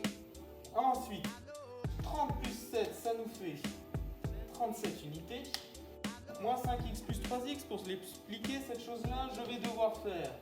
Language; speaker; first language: French; native; French